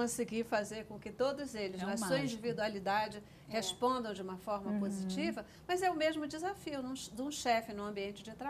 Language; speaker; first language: Portuguese; native; Portuguese